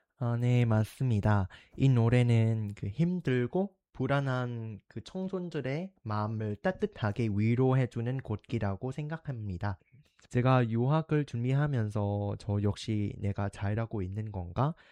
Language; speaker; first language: Korean; non-native, fluent; Vietnamese